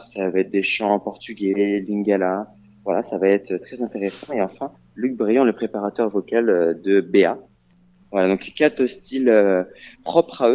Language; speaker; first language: French; native; French